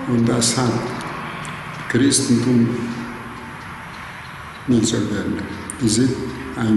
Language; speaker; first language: German; non-native, learner; Greek